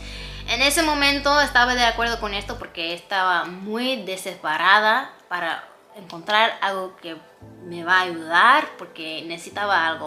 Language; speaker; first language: Spanish; non-native, fluent; English